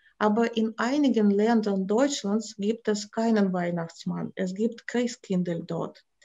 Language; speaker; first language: German; non-native, fluent; Russian